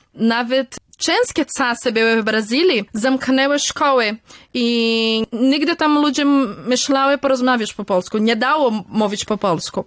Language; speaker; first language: Polish; early bilingual, heritage; Polish